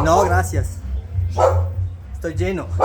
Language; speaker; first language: Spanish; non-native, learner; French